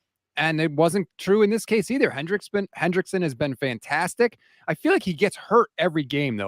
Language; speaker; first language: English; native; English